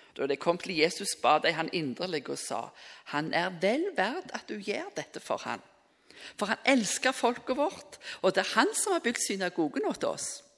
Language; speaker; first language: Norwegian; native; Norwegian